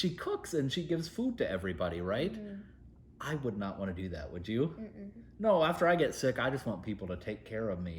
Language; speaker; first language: English; native; English